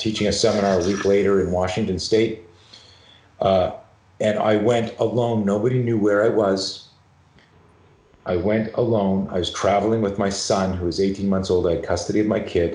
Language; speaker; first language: English; native; English